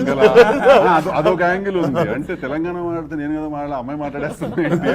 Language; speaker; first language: Telugu; native; Telugu